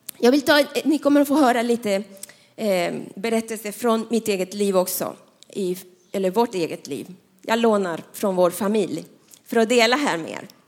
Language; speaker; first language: Swedish; non-native, fluent; Spanish